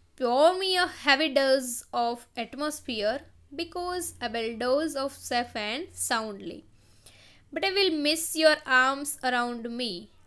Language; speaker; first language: English; non-native, local second language; Gujarati